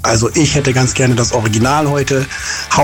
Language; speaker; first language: German; native; German